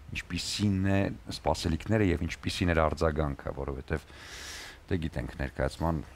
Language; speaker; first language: Armenian; native; Armenian